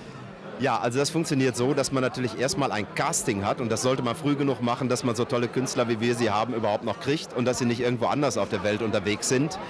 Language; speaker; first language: German; native; German